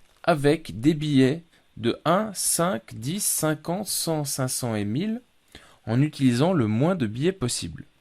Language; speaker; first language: French; native; French